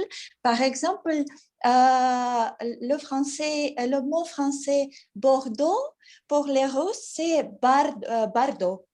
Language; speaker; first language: French; non-native, learner; Russian